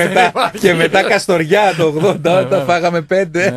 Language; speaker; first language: Greek; native; Greek